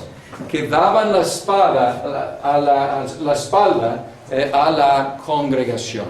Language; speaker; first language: Spanish; non-native, fluent; English